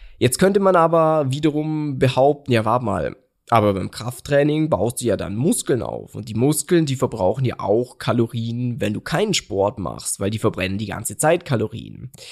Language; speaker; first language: German; native; German